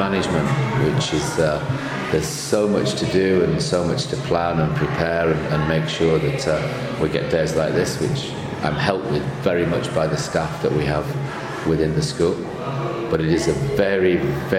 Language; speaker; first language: English; native; English